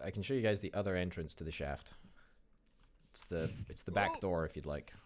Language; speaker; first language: English; native; English